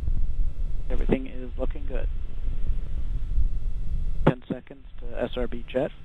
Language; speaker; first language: English; native; English